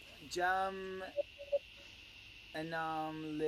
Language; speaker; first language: Indonesian; non-native, learner; English